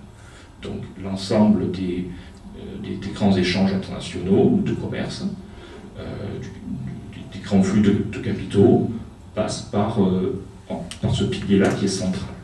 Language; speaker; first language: French; native; French